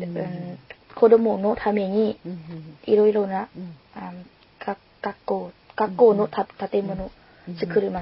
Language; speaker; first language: Japanese; non-native, learner; Lao